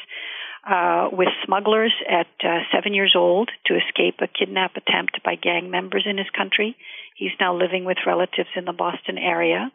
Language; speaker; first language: English; non-native, local second language; Urdu